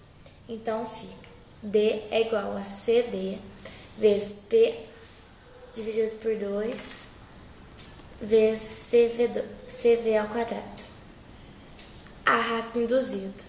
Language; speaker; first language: Portuguese; native; Portuguese